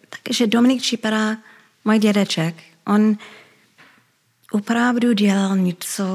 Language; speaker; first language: Czech; early bilingual, heritage; Czech